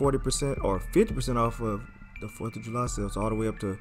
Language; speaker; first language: English; native; English